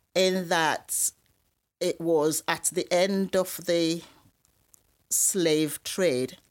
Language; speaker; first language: English; non-native, local second language; Krio